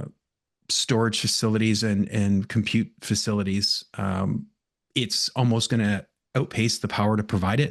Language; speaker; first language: English; native; English